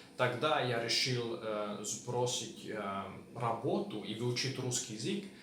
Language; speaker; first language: Russian; non-native, learner; Hungarian